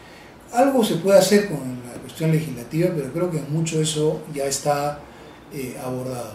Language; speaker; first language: Spanish; native; Spanish